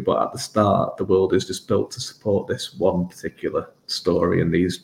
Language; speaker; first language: English; native; English